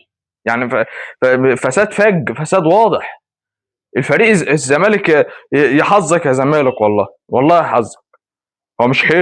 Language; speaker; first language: Arabic; native; Arabic